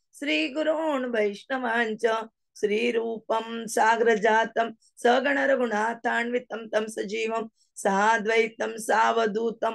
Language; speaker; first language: Hindi; non-native, local second language; Marathi